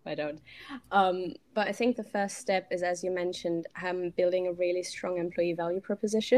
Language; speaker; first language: English; non-native, fluent; German